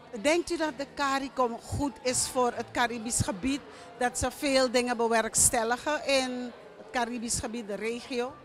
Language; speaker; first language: Dutch; native; Dutch